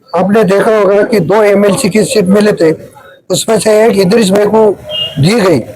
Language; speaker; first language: Hindi; non-native, local second language; Marathi